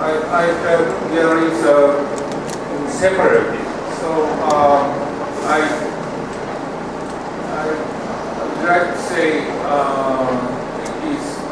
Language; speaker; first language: English; non-native, learner; Japanese